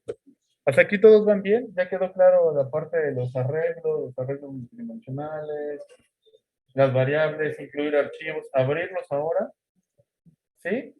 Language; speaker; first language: Spanish; native; Spanish